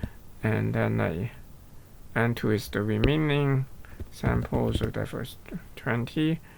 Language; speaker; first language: English; non-native, fluent; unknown